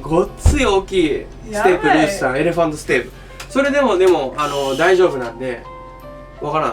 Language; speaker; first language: Japanese; native; Japanese